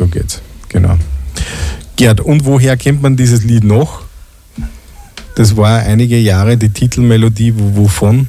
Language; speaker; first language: German; native; German